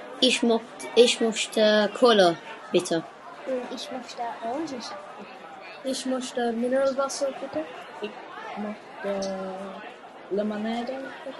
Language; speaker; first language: German; non-native, learner; English